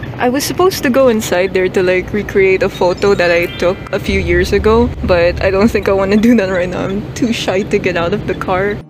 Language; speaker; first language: English; native; English